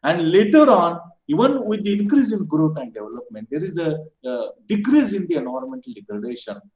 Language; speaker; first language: English; non-native, local second language; Marathi